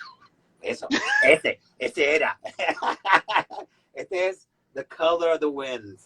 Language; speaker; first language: Spanish; native; Spanish